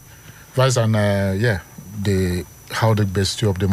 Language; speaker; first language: Dutch; non-native, learner; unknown